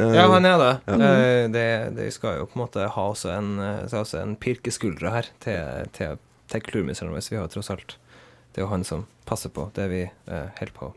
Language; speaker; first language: Norwegian; native; Norwegian